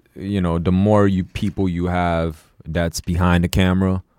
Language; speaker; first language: English; early bilingual, other home language; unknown